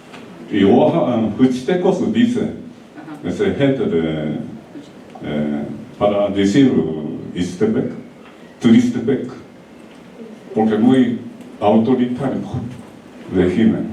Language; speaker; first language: Spanish; non-native, learner; Japanese